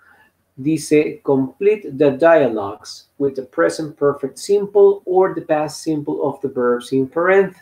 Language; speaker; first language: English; non-native, fluent; Spanish